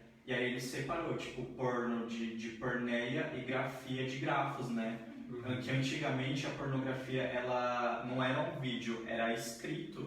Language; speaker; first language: Portuguese; native; Portuguese